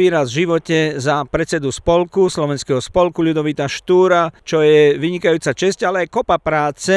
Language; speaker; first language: Slovak; native; Slovak